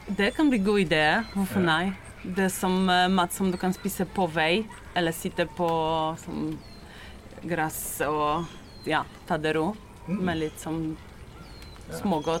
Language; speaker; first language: Norwegian; non-native, learner; Polish